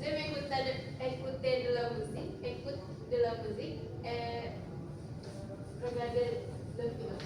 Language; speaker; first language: French; non-native, learner; Indonesian